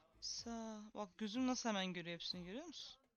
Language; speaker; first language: Turkish; native; Turkish